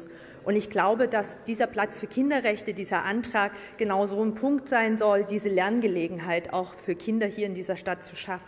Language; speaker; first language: German; native; German